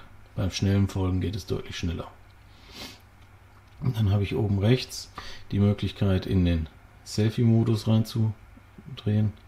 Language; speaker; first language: German; native; German